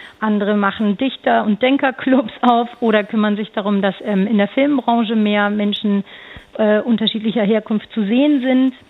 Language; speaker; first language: German; early bilingual, other home language; Turkish